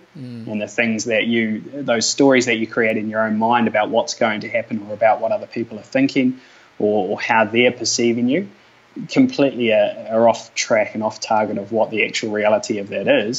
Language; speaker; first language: English; native; English